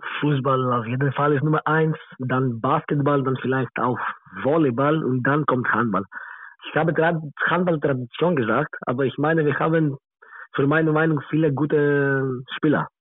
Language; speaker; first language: German; non-native, learner; Greek